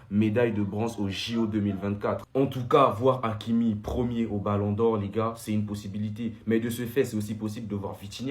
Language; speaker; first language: French; native; French